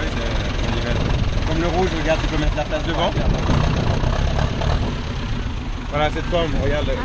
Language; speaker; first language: French; native; French